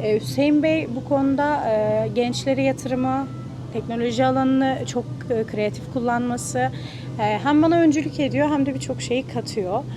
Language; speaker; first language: Turkish; native; Turkish